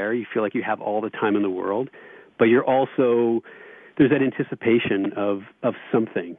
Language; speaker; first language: English; native; English